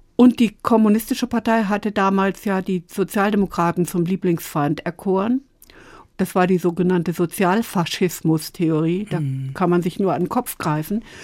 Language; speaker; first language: German; native; German